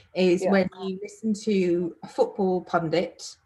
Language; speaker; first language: English; native; English